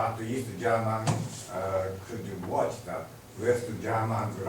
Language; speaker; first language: English; non-native, learner; Japanese